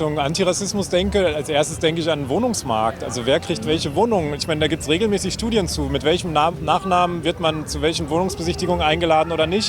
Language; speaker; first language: German; native; German